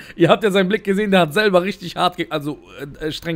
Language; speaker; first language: German; native; German